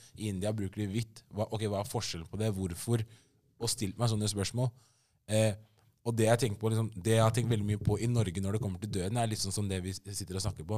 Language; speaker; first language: Norwegian; early bilingual, other home language; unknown